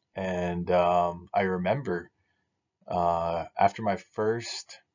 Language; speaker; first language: English; native; English